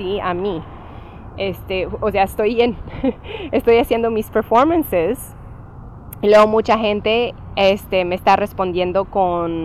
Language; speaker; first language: Spanish; early bilingual, heritage; English